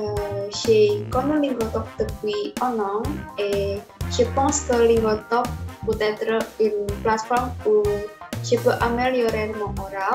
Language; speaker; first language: French; non-native, learner; Indonesian